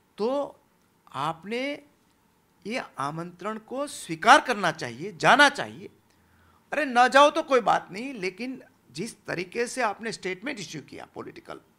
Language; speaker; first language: Hindi; non-native, local second language; Gujarati